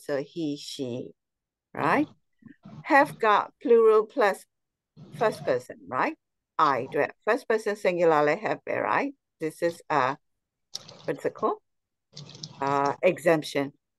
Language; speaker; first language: English; non-native, fluent; Burmese